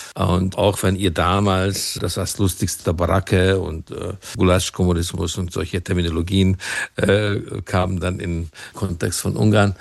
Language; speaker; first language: German; non-native, fluent; Hungarian